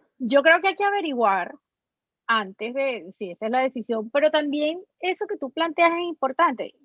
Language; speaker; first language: Spanish; native; Spanish